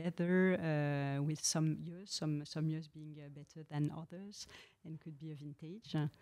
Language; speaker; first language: English; non-native, fluent; French